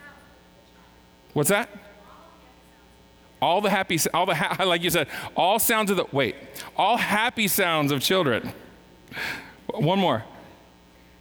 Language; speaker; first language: English; native; English